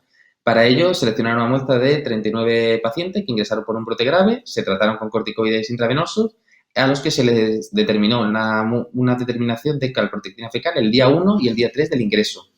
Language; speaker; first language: Spanish; native; Spanish